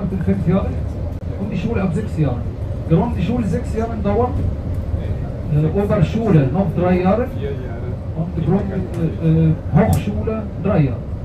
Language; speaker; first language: German; non-native, fluent; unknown